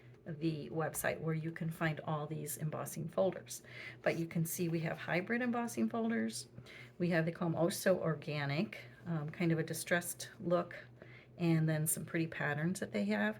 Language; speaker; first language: English; native; English